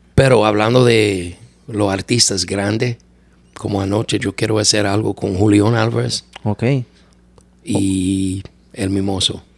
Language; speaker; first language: Spanish; non-native, learner; English